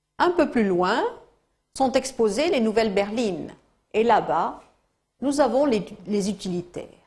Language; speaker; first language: French; non-native, fluent; Spanish